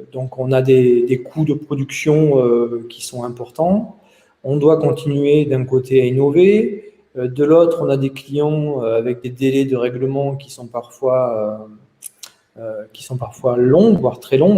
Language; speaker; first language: French; native; French